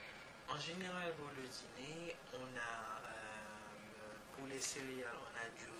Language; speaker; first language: French; non-native, local second language; Haitian Creole